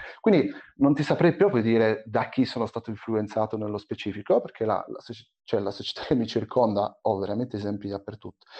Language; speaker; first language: Italian; early bilingual, other home language; Arabic